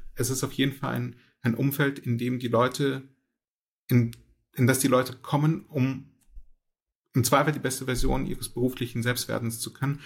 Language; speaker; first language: German; early bilingual, other home language; Russian